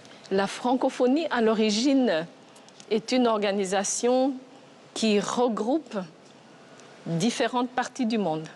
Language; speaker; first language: French; non-native, local second language; Kinyarwanda